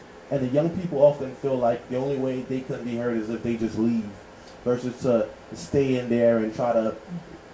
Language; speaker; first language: English; native; English